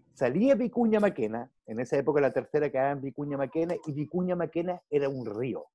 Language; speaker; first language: Spanish; early bilingual, heritage; Spanish